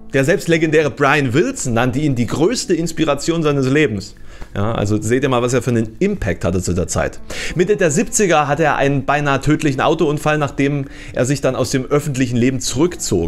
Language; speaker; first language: German; native; German